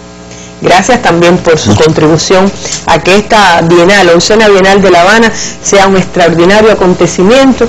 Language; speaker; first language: Spanish; native; Spanish